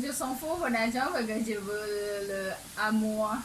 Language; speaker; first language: French; non-native, learner; Thai